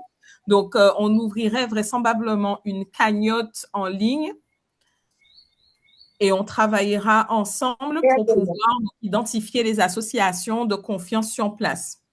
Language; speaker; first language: French; native; French